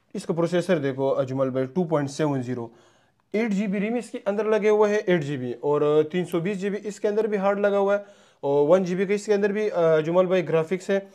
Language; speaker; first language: Urdu; non-native, local second language; Punjabi